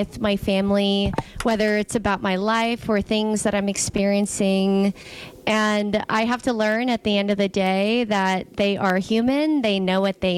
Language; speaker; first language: English; native; English